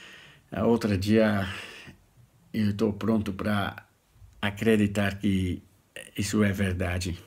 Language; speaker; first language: Portuguese; non-native, fluent; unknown